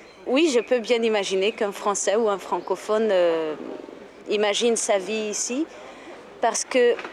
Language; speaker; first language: French; non-native, fluent; Hungarian